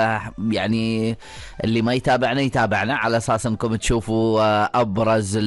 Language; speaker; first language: Arabic; native; Arabic